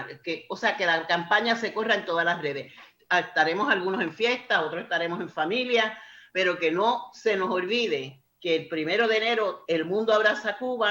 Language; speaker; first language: Spanish; native; Spanish